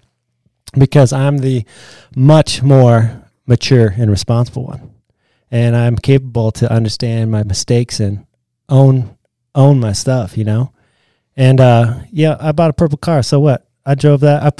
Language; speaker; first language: English; native; English